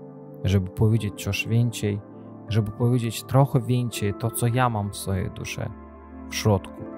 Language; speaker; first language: Polish; non-native, learner; Azerbaijani